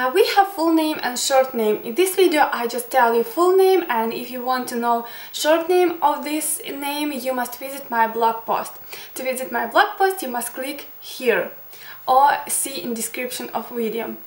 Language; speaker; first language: English; non-native, learner; Ukrainian